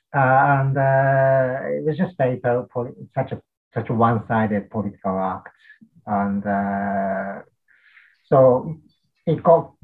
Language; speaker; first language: English; non-native, fluent; Japanese